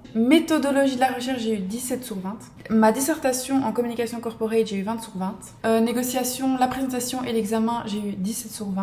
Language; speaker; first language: French; native; French